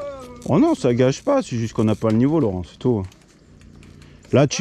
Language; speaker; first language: French; native; French